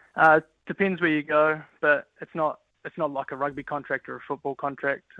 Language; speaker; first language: English; native; English